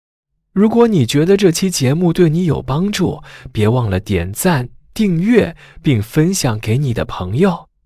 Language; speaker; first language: Chinese; native; Chinese